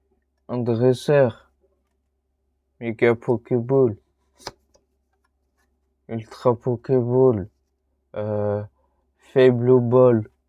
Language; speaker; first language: French; native; French